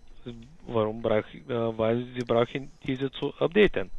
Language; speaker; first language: German; non-native, learner; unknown